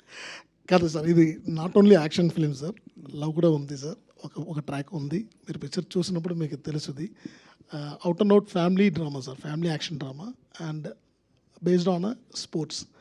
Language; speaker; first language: Telugu; non-native, fluent; Tamil